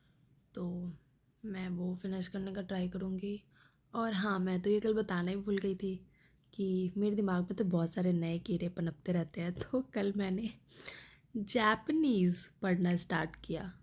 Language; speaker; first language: Hindi; native; Hindi